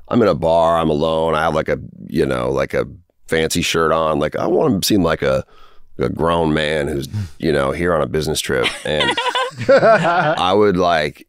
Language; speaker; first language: English; native; English